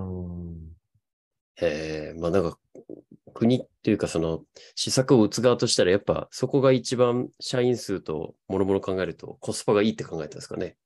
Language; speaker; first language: Japanese; native; Japanese